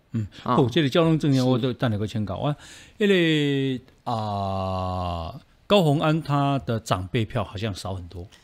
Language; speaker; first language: Chinese; native; Chinese